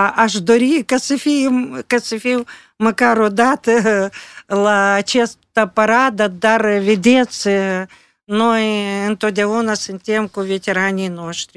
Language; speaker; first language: Romanian; non-native, local second language; Russian